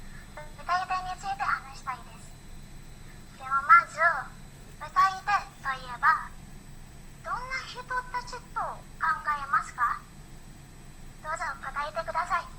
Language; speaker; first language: Japanese; non-native, learner; Indonesian